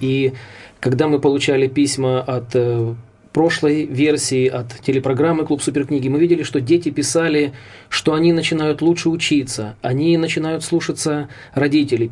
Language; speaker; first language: Russian; native; Russian